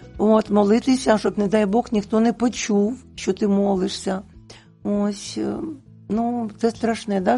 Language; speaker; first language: Ukrainian; non-native, local second language; Russian